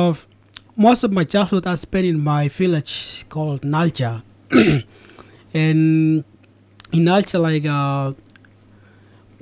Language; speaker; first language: English; non-native, fluent; Indonesian